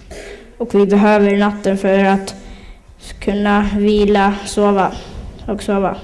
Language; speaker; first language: Swedish; early bilingual, other home language; Somali